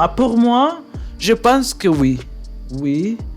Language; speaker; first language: French; non-native, learner; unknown